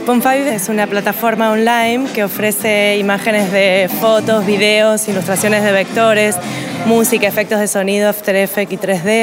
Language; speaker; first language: Spanish; native; Spanish